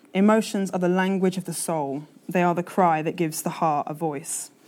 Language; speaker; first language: English; native; English